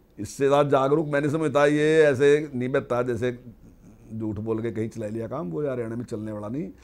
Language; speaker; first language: Hindi; native; Hindi